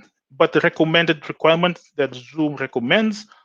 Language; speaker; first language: English; non-native, local second language; Fijian